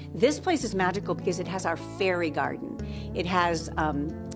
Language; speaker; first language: English; native; English